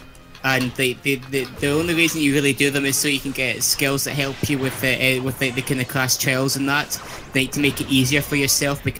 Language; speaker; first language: English; native; English